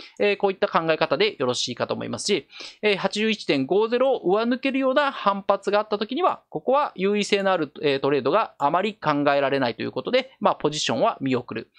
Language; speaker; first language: Japanese; native; Japanese